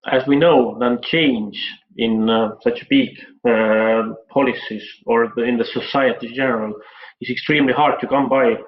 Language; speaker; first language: English; non-native, fluent; Estonian